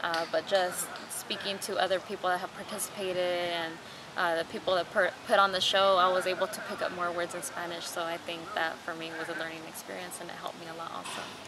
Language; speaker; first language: English; early bilingual, other home language; Spanish